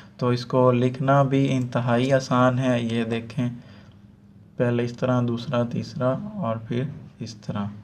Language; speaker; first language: Urdu; non-native, local second language; Punjabi